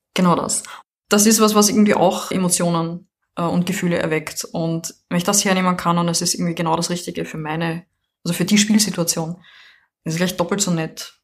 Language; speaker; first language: German; native; German